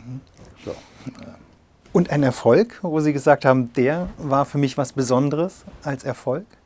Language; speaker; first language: German; native; German